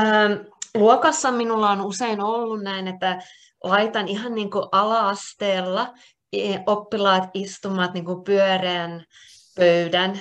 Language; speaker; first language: Finnish; non-native, local second language; Swedish